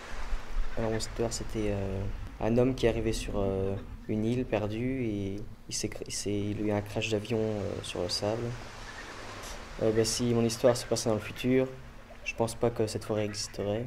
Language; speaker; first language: French; native; French